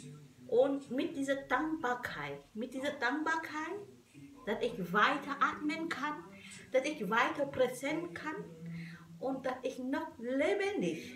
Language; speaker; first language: German; non-native, learner; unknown